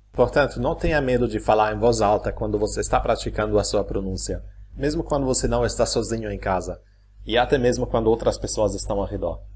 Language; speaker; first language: Portuguese; non-native, fluent; German